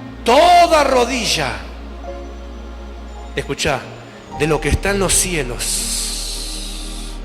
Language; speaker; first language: Spanish; native; Spanish